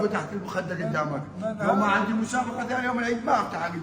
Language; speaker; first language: Arabic; native; Arabic